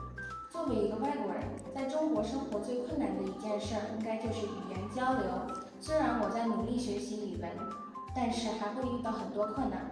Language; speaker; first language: Chinese; early bilingual, other home language; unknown